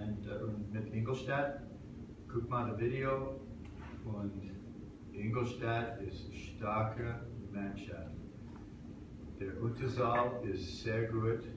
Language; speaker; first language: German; non-native, learner; English